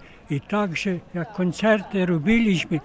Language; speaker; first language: Polish; non-native, local second language; Ukrainian